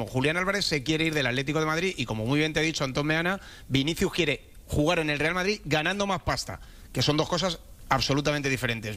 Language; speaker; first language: Spanish; native; Spanish